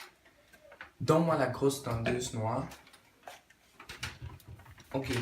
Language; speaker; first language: French; non-native, local second language; English